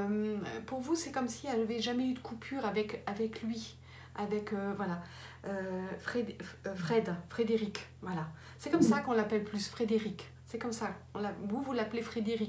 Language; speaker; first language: French; native; French